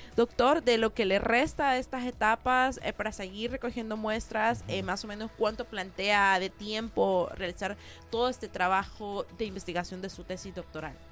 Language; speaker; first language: Spanish; native; Spanish